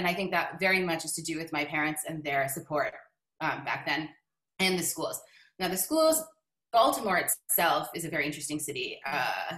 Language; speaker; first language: English; native; English